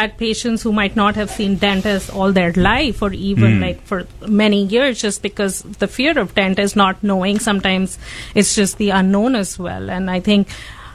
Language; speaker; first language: English; non-native, local second language; Hindi